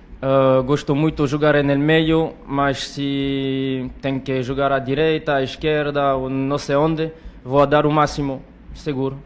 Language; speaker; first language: Portuguese; non-native, learner; French